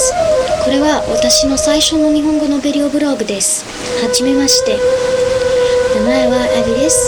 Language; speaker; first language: Japanese; non-native, learner; English